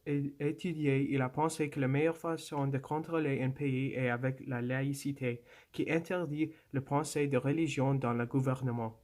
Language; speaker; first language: French; non-native, local second language; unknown